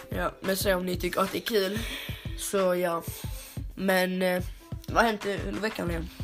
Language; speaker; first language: Swedish; native; Swedish